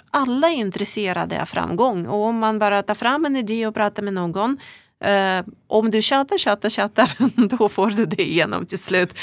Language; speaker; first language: Swedish; non-native, fluent; Russian